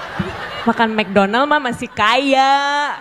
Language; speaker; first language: Indonesian; native; Indonesian